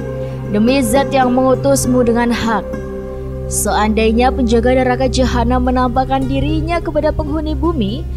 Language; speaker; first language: Indonesian; native; Indonesian